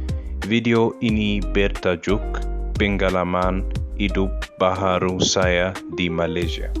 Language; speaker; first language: Indonesian; non-native, learner; Arabic